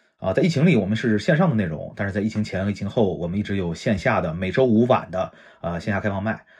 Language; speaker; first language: Chinese; native; Chinese